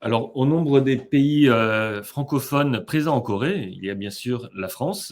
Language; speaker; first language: French; native; French